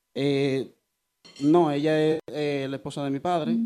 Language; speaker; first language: Spanish; early bilingual, heritage; Spanish